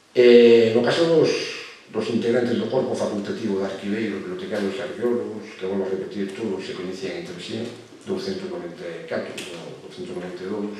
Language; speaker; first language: Spanish; non-native, local second language; Galician